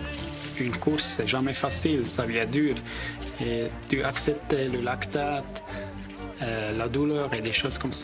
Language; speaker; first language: French; non-native, local second language; German